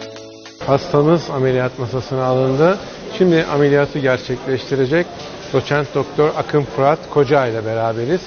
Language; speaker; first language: Turkish; native; Turkish